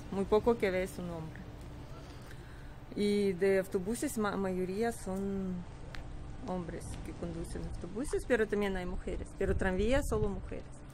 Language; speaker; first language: Spanish; non-native, learner; Russian